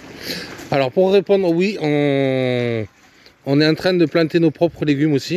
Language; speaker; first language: French; native; French